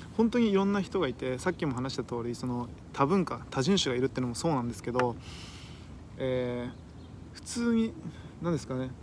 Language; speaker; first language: Japanese; native; Japanese